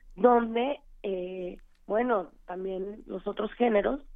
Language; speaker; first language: Spanish; native; Spanish